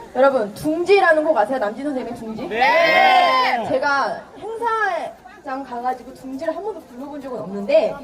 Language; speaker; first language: Korean; native; Korean